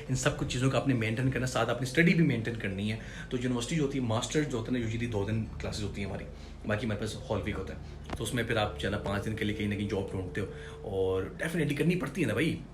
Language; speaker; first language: Urdu; non-native, local second language; Punjabi